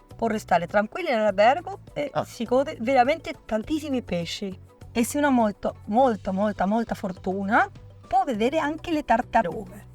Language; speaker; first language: Italian; non-native, fluent; Spanish